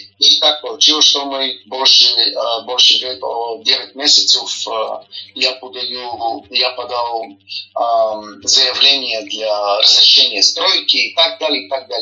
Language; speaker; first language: Russian; non-native, learner; Bulgarian